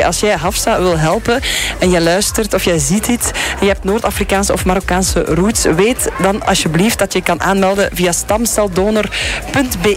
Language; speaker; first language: Dutch; native; Dutch